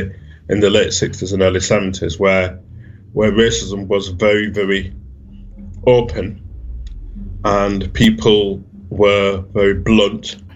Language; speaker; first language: English; native; English